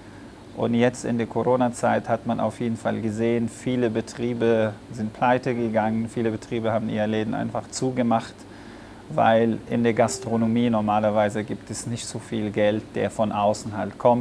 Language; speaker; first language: German; non-native, fluent; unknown